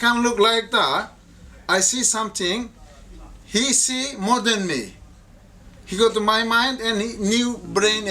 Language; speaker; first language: English; non-native, learner; Turkish